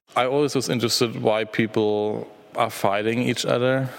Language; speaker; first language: English; non-native, fluent; German